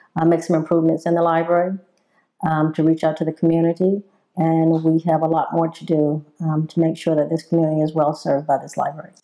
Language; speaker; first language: English; native; English